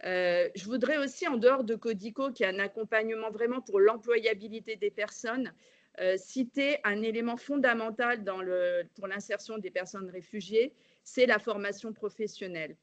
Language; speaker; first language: French; native; French